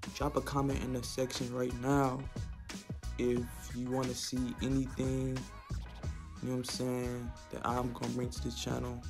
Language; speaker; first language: English; native; English